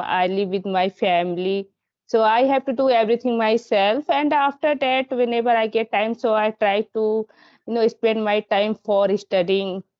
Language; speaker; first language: English; non-native, learner; Hindi